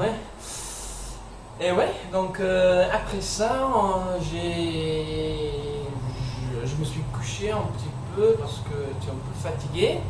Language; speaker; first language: French; non-native, learner; English